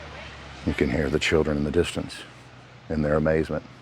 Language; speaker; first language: English; native; English